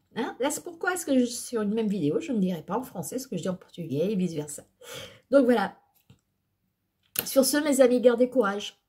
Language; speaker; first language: French; native; French